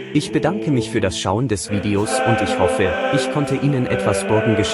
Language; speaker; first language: German; native; German